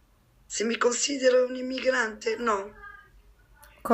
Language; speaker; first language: Italian; non-native, fluent; French